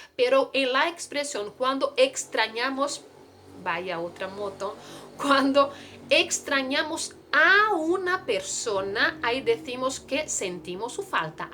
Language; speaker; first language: Spanish; non-native, fluent; Portuguese